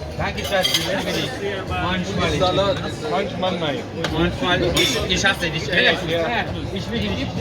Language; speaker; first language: German; non-native, learner; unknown